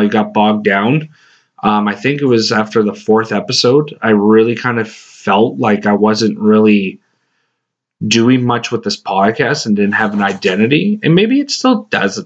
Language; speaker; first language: English; native; English